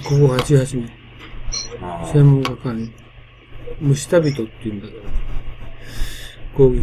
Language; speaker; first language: Japanese; native; Japanese